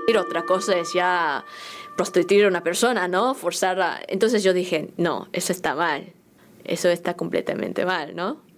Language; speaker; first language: Spanish; early bilingual, other home language; Korean